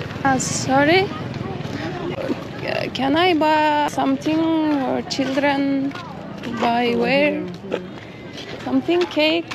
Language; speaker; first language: English; non-native, learner; Turkmen